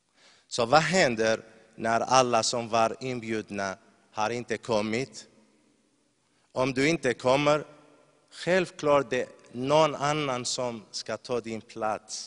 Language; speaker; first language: Swedish; non-native, fluent; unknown